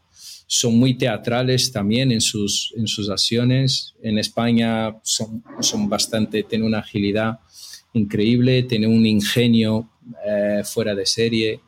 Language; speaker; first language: Spanish; non-native, fluent; Portuguese